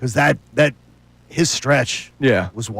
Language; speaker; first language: English; native; English